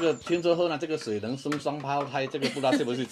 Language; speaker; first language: Chinese; native; Chinese